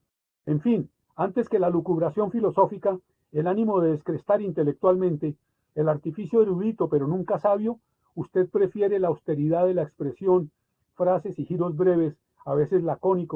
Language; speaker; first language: Spanish; native; Spanish